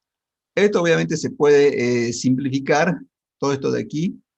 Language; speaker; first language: Spanish; native; Spanish